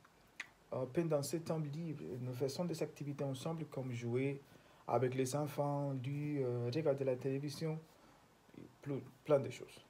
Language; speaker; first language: French; non-native, learner; Spanish